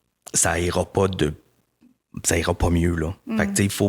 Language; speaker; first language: French; native; French